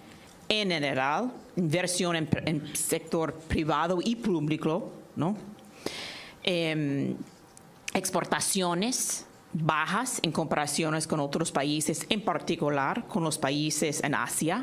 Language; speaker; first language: Spanish; non-native, fluent; English